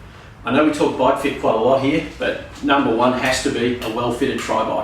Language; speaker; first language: English; native; English